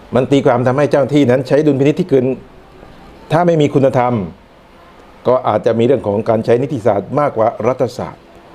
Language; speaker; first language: Thai; non-native, local second language; Northern Khmer